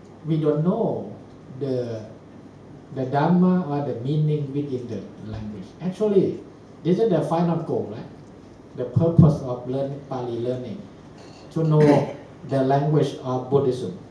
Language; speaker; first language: English; non-native, fluent; Thai